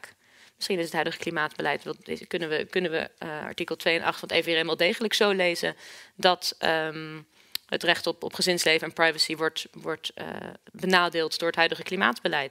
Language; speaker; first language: Dutch; native; Dutch